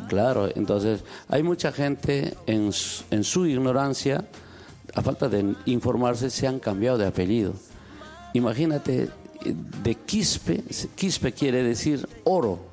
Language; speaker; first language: Spanish; non-native, local second language; Quechua